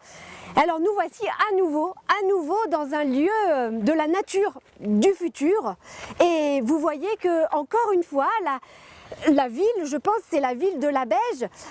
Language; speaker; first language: French; native; French